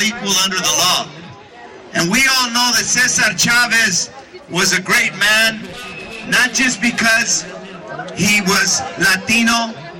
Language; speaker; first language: English; early bilingual, other home language; Spanish